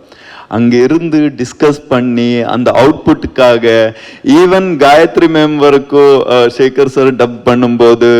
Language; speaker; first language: Tamil; non-native, learner; Kannada